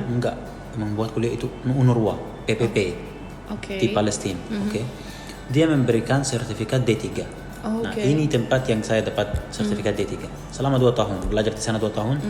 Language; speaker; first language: Indonesian; non-native, fluent; Arabic